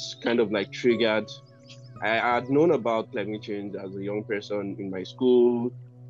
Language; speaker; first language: English; non-native, local second language; Yoruba